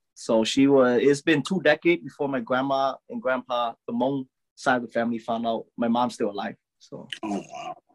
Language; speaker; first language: English; early bilingual, other home language; Lao